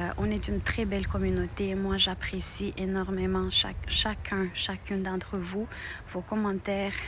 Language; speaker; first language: French; non-native, fluent; Romanian